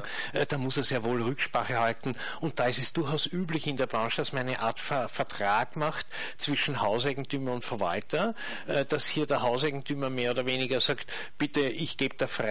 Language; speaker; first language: German; native; German